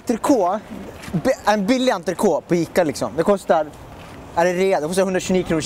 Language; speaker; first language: Swedish; native; Swedish